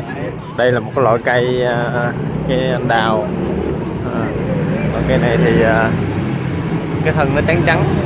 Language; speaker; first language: Vietnamese; native; Vietnamese